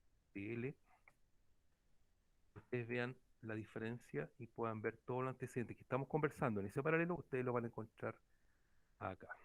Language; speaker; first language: Spanish; native; Spanish